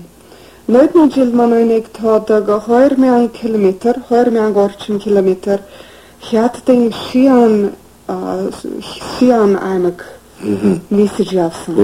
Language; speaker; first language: Mongolian; non-native, fluent; English